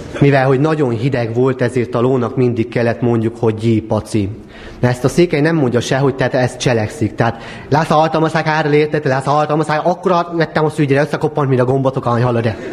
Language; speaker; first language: Hungarian; native; Hungarian